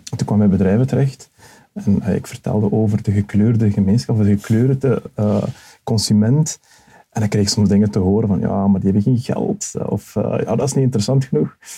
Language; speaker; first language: Dutch; early bilingual, other home language; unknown